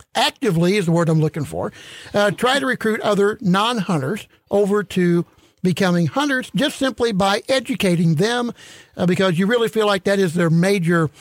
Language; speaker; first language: English; native; English